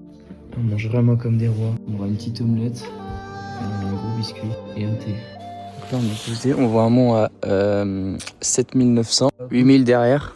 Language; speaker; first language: French; native; French